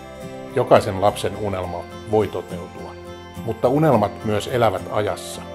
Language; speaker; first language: Finnish; native; Finnish